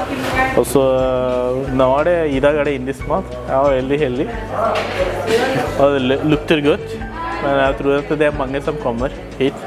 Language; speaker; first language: Norwegian; non-native, fluent; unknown